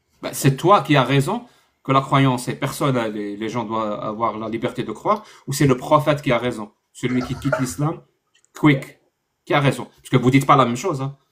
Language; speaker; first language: French; non-native, local second language; Arabic